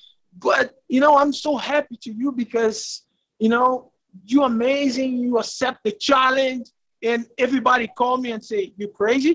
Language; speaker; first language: English; non-native, learner; Portuguese